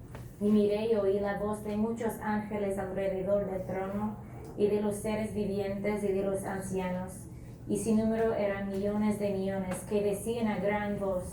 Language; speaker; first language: Spanish; non-native, fluent; English